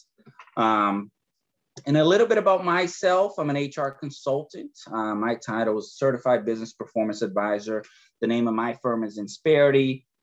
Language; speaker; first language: English; non-native, fluent; Portuguese